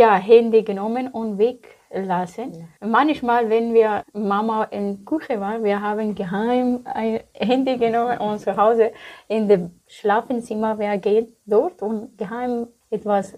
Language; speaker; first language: German; non-native, learner; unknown